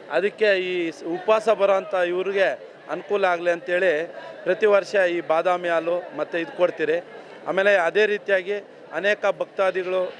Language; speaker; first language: Kannada; native; Kannada